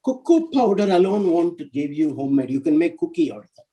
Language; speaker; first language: English; non-native, local second language; Tamil